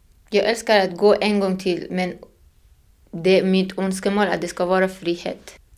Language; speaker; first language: Swedish; non-native, fluent; Persian